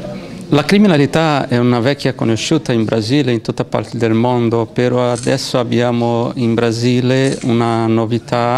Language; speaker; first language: Italian; non-native, fluent; Portuguese